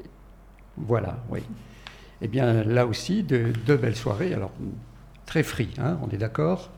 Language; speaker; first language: French; native; French